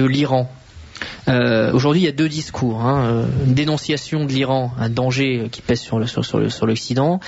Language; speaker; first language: French; native; French